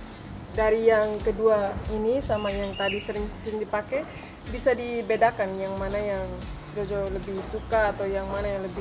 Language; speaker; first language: Indonesian; non-native, local second language; Tetum